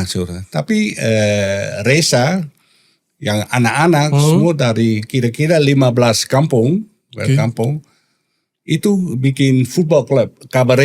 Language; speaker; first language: Indonesian; non-native, learner; Dutch